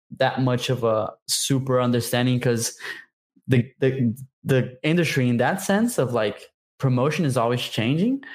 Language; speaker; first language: English; non-native, fluent; Portuguese